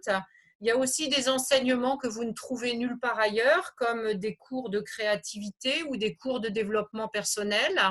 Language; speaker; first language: French; native; French